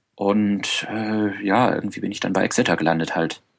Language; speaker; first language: German; native; German